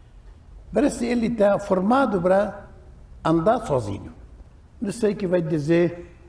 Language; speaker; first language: Portuguese; non-native, learner; Arabic